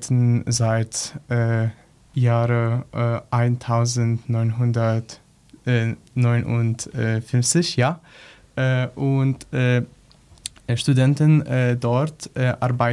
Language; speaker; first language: German; non-native, learner; Polish